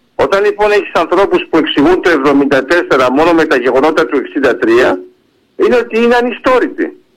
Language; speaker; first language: Greek; early bilingual, heritage; Greek